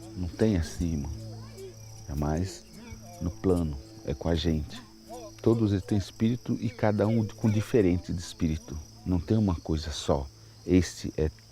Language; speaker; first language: Portuguese; non-native, local second language; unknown